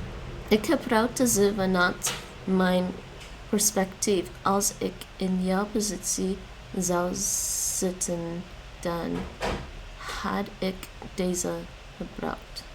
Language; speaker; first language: Dutch; non-native, learner; English